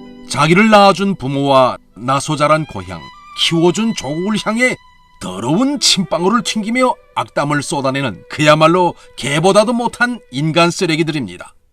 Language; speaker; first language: Korean; native; Korean